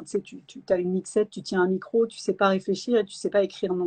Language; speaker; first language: French; native; French